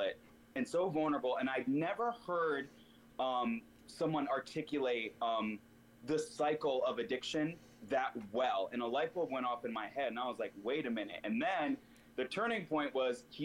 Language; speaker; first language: English; native; English